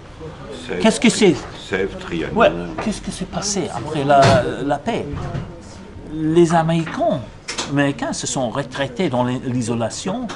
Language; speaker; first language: French; non-native, fluent; English